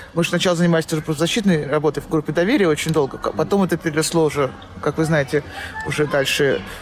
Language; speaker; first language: Russian; native; Russian